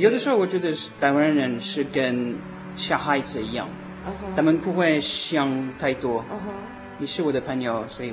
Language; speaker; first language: Chinese; non-native, learner; French